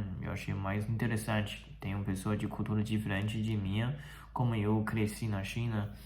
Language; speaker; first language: Portuguese; non-native, fluent; Chinese